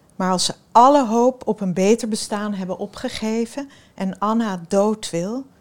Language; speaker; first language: Dutch; early bilingual, other home language; Swedish